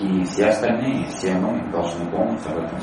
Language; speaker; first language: Russian; native; Russian